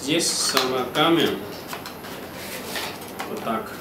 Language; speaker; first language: Russian; non-native, learner; Chinese